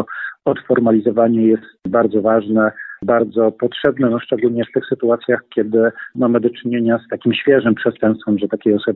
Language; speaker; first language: Polish; native; Polish